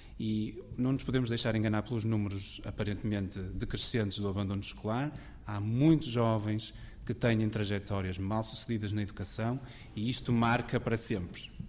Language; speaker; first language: Portuguese; native; Portuguese